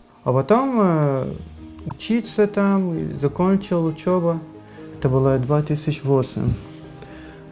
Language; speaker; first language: Russian; non-native, learner; Arabic